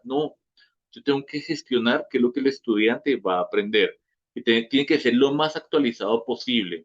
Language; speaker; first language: Spanish; native; Spanish